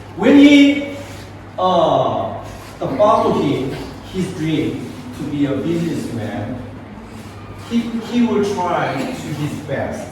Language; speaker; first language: English; non-native, fluent; Korean